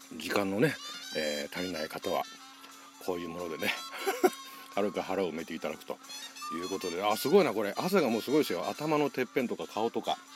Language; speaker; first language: Japanese; native; Japanese